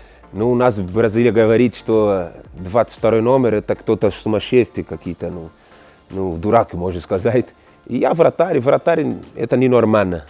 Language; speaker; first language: Russian; non-native, learner; Portuguese